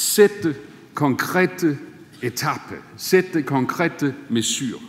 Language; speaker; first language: French; non-native, fluent; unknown